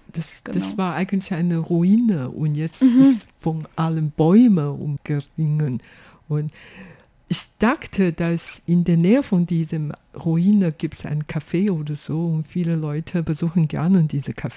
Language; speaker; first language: German; non-native, fluent; Chinese